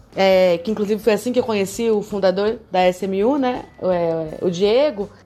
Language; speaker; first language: Portuguese; native; Portuguese